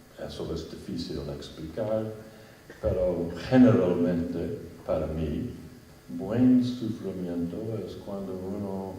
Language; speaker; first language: Spanish; non-native, fluent; English